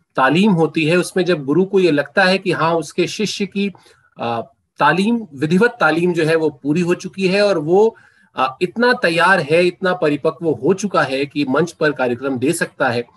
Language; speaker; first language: Hindi; native; Hindi